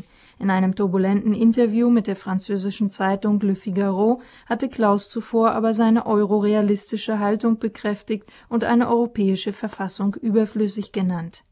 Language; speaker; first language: German; native; German